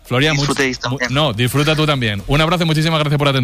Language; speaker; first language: Spanish; native; Spanish